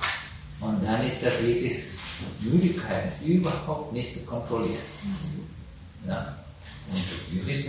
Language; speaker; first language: German; non-native, learner; Sinhala